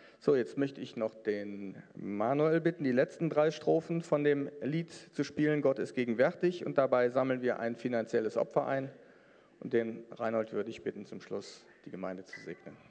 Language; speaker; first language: German; native; German